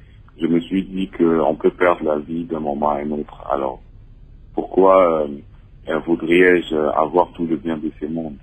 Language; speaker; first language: French; non-native, local second language; Lingala